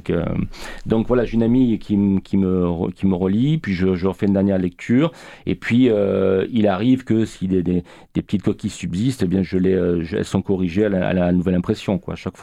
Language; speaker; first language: French; native; French